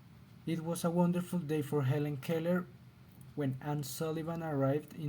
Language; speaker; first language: English; non-native, learner; Spanish